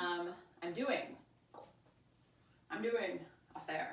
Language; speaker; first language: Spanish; non-native, learner; English